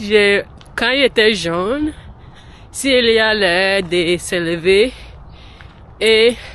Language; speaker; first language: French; non-native, learner; English